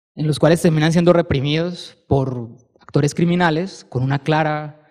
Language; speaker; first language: Spanish; native; Spanish